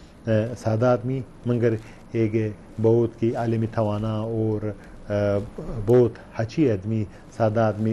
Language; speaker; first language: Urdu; non-native, learner; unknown